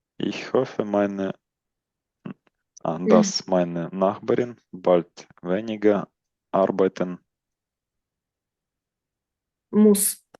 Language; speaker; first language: German; non-native, learner; Ukrainian